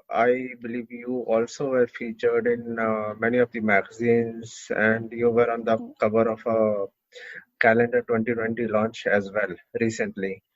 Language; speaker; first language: English; non-native, local second language; Hindi